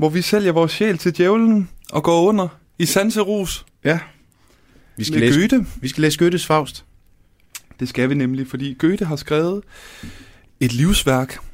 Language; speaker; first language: Danish; native; Danish